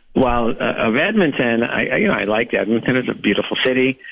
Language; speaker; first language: English; native; English